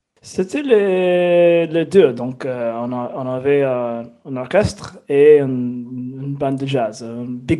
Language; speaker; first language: French; non-native, fluent; English